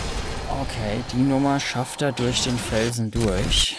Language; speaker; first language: German; native; German